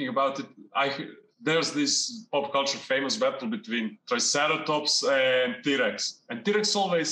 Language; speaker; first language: English; non-native, fluent; Serbian